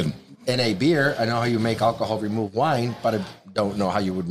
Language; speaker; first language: English; non-native, fluent; Spanish